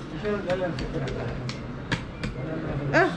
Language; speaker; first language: Arabic; non-native, learner; Indonesian